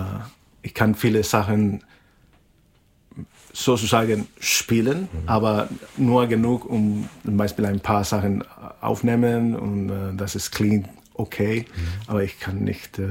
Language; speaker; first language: German; non-native, fluent; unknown